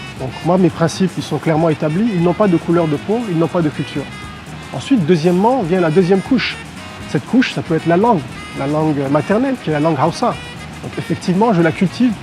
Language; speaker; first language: French; non-native, local second language; Hausa